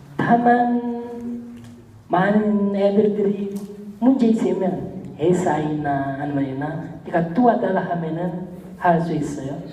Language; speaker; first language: Korean; non-native, learner; Indonesian